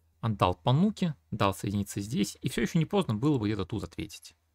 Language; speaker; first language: Russian; native; Russian